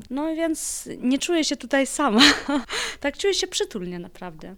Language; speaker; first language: Polish; non-native, fluent; Ukrainian